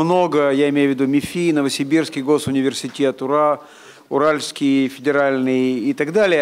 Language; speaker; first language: Russian; native; Russian